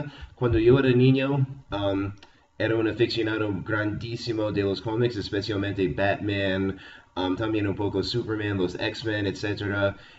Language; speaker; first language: Spanish; non-native, fluent; English